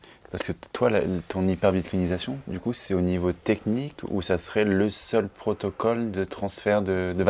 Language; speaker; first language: French; native; French